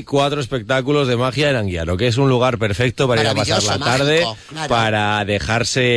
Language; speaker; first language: Spanish; native; Spanish